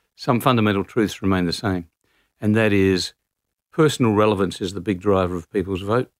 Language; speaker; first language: English; native; English